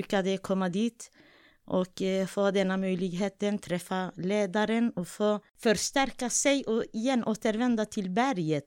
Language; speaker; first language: Swedish; non-native, fluent; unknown